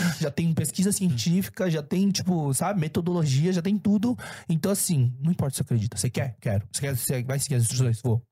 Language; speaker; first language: Portuguese; early bilingual, other home language; Korean